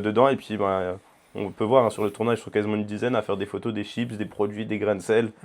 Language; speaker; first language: French; native; French